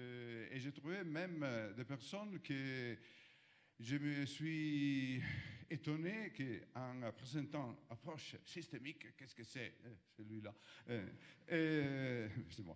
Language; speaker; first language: French; non-native, fluent; Italian